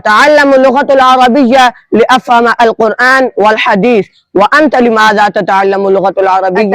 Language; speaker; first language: Arabic; non-native, learner; Urdu